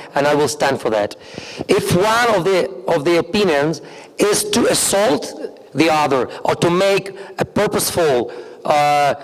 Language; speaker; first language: English; non-native, fluent; Ukrainian